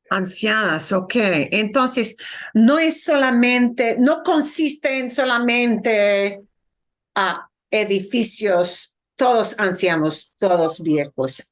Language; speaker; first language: Spanish; non-native, fluent; English